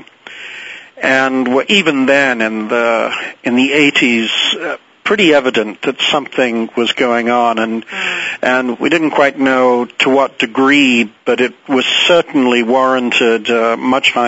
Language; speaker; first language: English; native; English